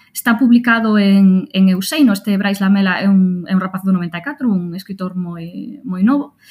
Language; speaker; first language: Galician; non-native, local second language; Spanish